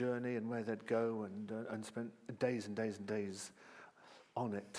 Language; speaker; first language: English; native; English